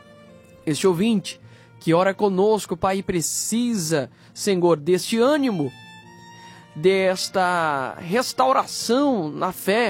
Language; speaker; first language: Portuguese; native; Portuguese